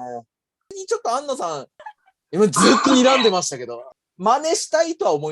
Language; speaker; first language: Japanese; native; Japanese